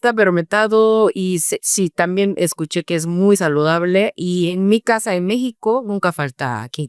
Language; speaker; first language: Spanish; non-native, fluent; Korean